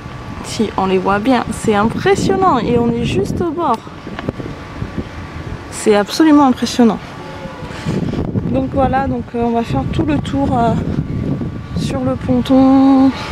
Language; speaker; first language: French; native; French